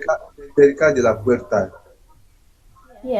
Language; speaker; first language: Spanish; non-native, learner; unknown